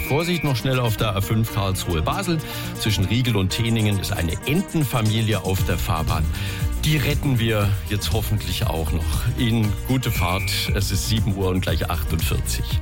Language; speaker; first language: German; native; German